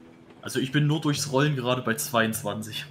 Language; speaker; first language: German; native; German